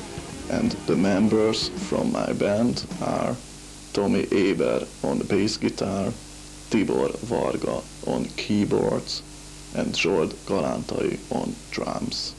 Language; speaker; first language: English; non-native, learner; Hungarian